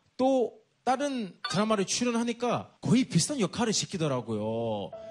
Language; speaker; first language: Korean; non-native, fluent; English